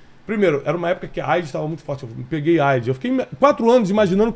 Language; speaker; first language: Portuguese; native; Portuguese